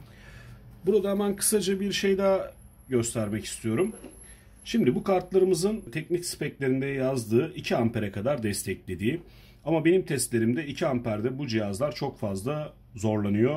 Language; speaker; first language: Turkish; native; Turkish